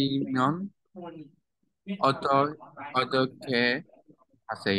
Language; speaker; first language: Korean; non-native, learner; Burmese